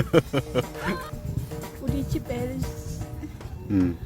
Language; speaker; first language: Korean; non-native, learner; Vietnamese